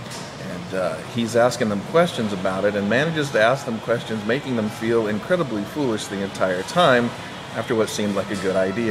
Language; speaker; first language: English; native; English